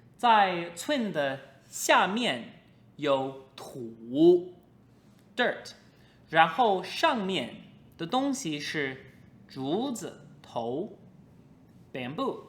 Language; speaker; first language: Chinese; non-native, fluent; English